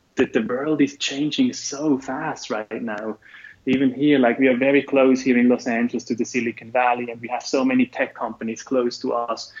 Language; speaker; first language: English; non-native, fluent; German